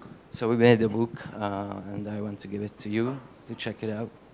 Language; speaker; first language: English; non-native, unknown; Hungarian